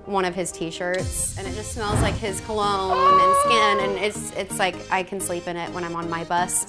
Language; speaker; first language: English; native; English